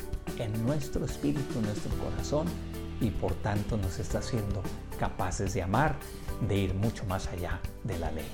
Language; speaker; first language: Spanish; native; Spanish